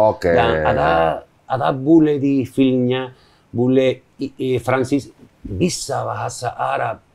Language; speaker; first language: Indonesian; non-native, learner; Spanish